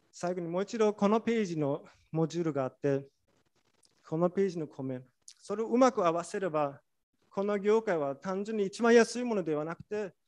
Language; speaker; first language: Japanese; non-native, fluent; German